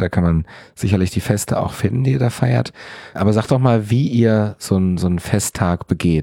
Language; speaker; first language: German; native; German